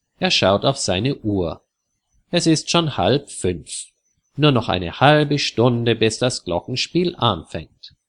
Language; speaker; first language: German; native; German